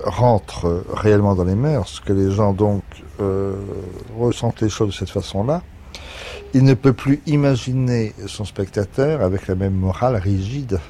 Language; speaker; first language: French; native; French